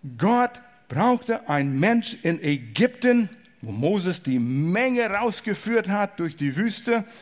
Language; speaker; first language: German; non-native, fluent; English